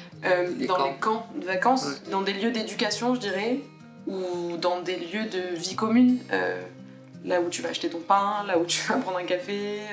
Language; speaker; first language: French; native; French